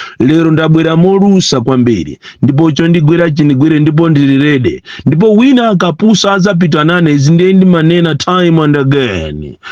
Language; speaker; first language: Nyanja; non-native, local second language; Tumbuka